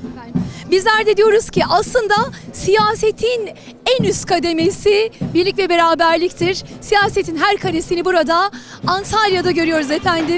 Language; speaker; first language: Turkish; native; Turkish